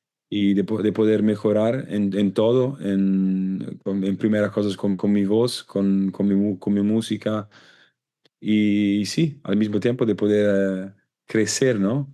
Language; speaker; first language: Spanish; non-native, learner; Italian